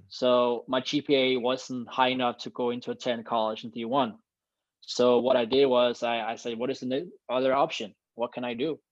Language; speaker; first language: English; non-native, fluent; Danish